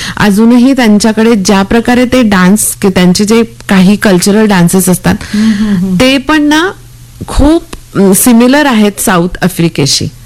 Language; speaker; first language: Marathi; native; Marathi